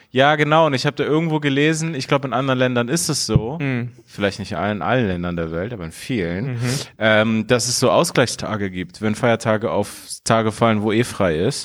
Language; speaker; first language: German; early bilingual, other home language; Persian